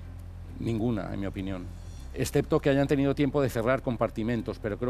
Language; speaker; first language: Spanish; native; Spanish